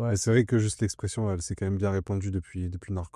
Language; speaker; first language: French; native; French